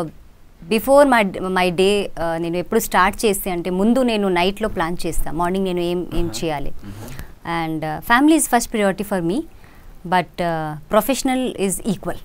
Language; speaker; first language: Telugu; non-native, local second language; Hindi